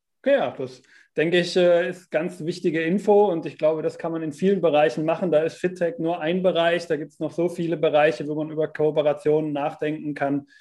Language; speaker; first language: German; native; German